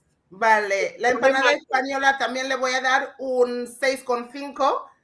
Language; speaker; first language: Spanish; non-native, fluent; English